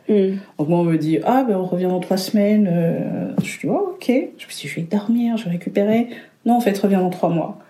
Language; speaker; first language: French; non-native, local second language; Rundi